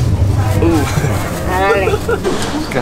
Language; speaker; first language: Spanish; non-native, learner; English